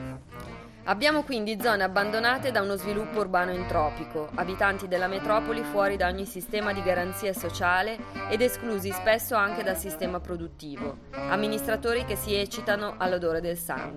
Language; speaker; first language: Italian; native; Italian